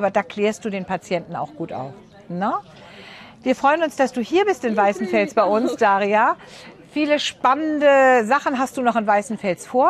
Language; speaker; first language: German; native; German